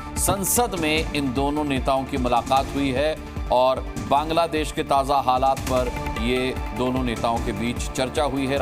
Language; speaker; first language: Hindi; native; Hindi